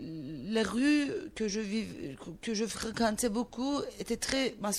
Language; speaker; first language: French; non-native, learner; Turkish